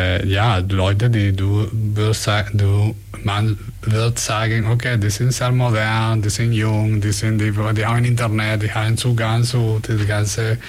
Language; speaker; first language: German; non-native, fluent; Spanish